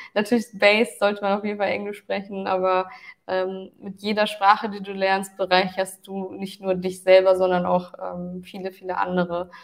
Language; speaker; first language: German; early bilingual, other home language; Turkish